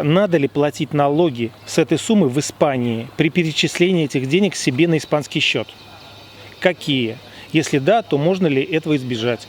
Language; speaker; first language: Russian; native; Russian